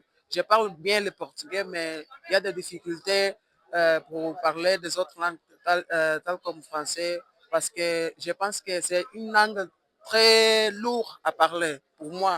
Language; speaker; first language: French; non-native, learner; Portuguese